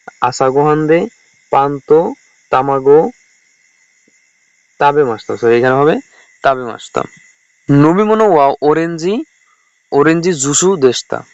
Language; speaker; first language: Japanese; non-native, learner; Bangla